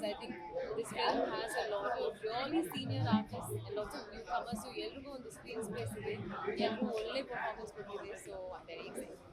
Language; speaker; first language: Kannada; non-native, learner; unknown